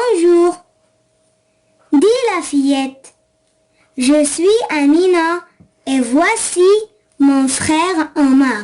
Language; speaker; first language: French; non-native, local second language; Arabic